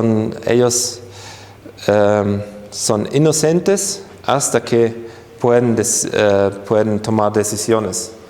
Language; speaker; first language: Spanish; non-native, fluent; German